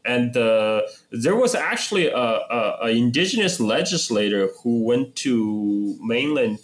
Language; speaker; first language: English; non-native, fluent; Chinese